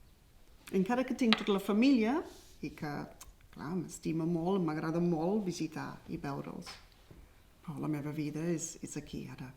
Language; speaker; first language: Catalan; non-native, fluent; English